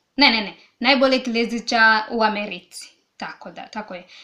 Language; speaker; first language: Serbian; non-native, learner; Swahili